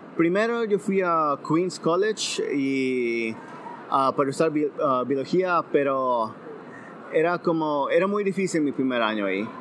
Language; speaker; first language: Spanish; early bilingual, heritage; Spanish